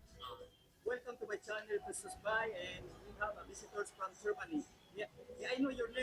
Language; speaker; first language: English; non-native, local second language; Cebuano